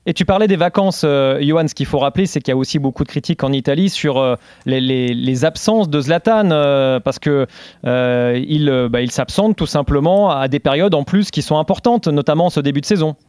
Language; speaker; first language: French; native; French